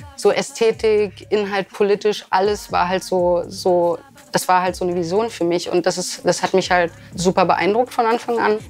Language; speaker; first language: German; native; German